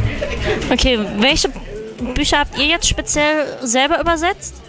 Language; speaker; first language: German; native; German